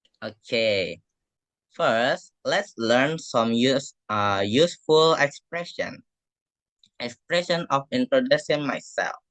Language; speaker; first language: English; non-native, fluent; Indonesian